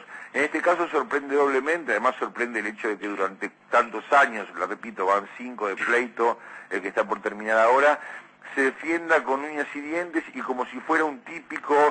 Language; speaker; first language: Spanish; native; Spanish